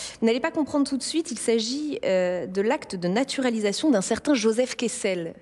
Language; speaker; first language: French; native; French